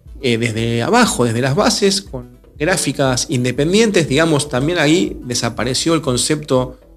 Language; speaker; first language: Spanish; native; Spanish